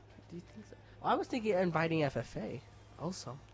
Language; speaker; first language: English; early bilingual, other home language; Spanish